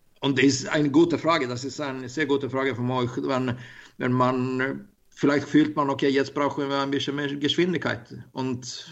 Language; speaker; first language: German; non-native, learner; Swedish